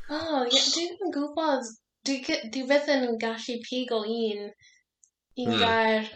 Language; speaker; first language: Welsh; non-native, learner; English